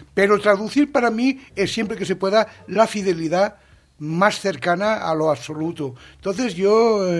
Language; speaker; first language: Spanish; non-native, local second language; Catalan